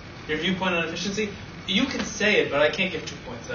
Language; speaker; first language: English; native; English